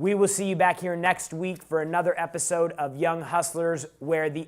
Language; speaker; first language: English; native; English